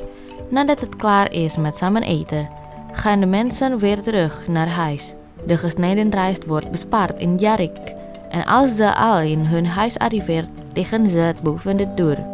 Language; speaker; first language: Dutch; non-native, fluent; Indonesian